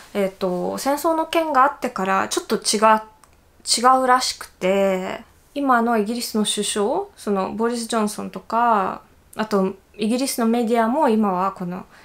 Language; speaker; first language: Japanese; non-native, fluent; Russian